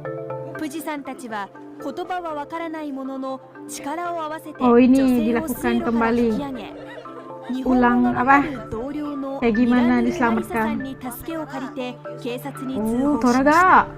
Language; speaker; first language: Japanese; native; Japanese